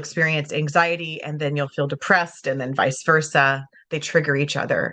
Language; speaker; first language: English; native; English